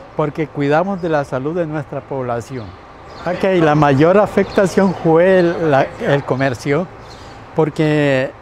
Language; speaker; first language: Spanish; native; Spanish